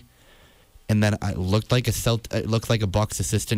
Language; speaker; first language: English; native; English